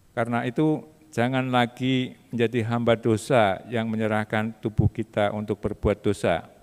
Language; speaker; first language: Indonesian; native; Indonesian